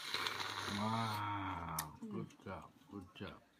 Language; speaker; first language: English; non-native, learner; Lao